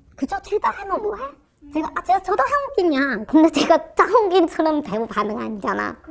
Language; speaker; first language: Korean; non-native, fluent; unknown